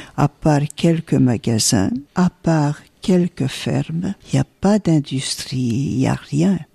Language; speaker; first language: French; early bilingual, other home language; Italian